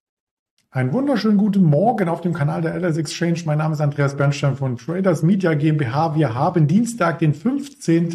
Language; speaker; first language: German; native; German